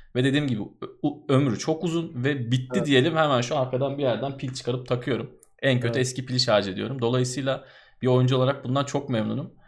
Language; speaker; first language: Turkish; native; Turkish